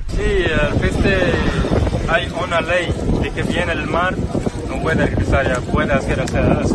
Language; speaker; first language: Spanish; non-native, learner; Arabic